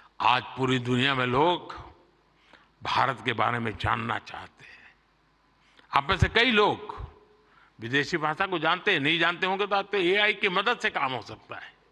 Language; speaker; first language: Hindi; non-native, local second language; Gujarati